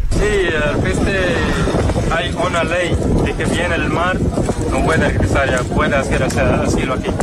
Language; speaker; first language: Spanish; non-native, learner; Arabic